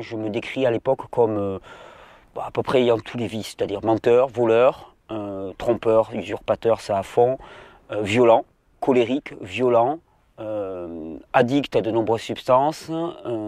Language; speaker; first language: French; native; French